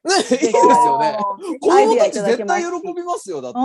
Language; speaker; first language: Japanese; native; Japanese